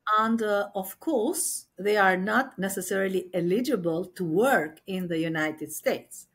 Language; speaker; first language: English; non-native, fluent; Albanian